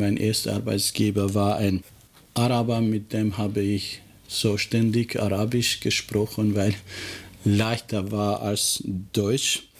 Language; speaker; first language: German; non-native, fluent; Albanian